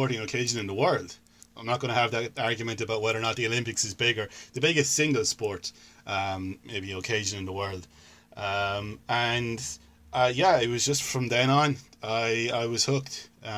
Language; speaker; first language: English; native; English